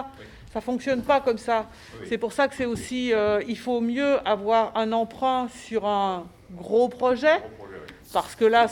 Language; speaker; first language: French; native; French